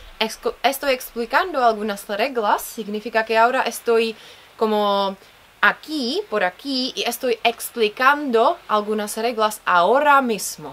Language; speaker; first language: Spanish; non-native, fluent; Czech